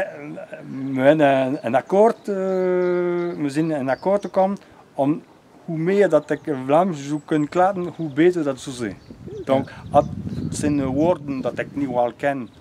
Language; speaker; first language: Dutch; non-native, local second language; French